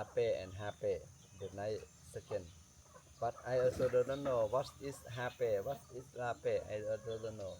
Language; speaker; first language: English; non-native, learner; Thai